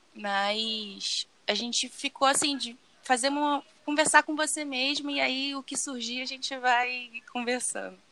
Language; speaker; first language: Portuguese; native; Portuguese